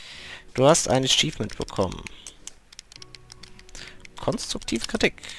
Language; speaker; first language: German; native; German